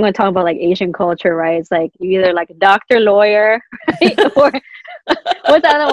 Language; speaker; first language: English; native; English